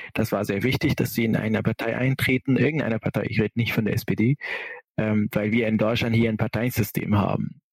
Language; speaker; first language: German; non-native, fluent; Arabic